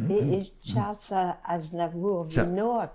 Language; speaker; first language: Spanish; non-native, fluent; French